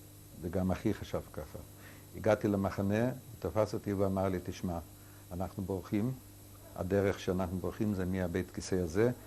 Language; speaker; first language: Hebrew; non-native, fluent; Yiddish